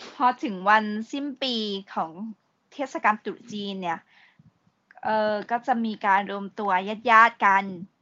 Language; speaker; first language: Thai; native; Thai